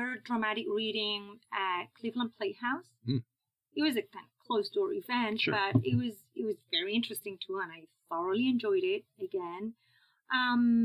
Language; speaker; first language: English; non-native, fluent; Spanish